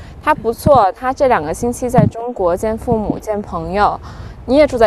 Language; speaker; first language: Chinese; non-native, learner; Bangla